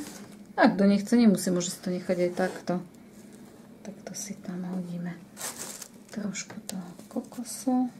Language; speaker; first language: Slovak; native; Slovak